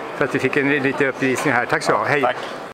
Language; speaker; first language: Swedish; native; Swedish